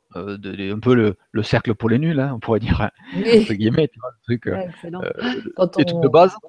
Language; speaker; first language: French; native; French